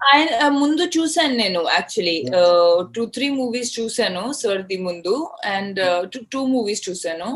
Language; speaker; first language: Telugu; non-native, fluent; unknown